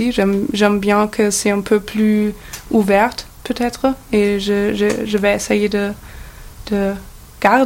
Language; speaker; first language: French; non-native, learner; German